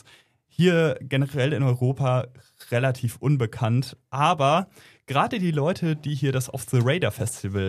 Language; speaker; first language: German; native; German